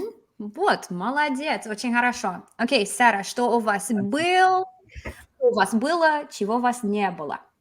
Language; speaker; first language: Russian; non-native, fluent; English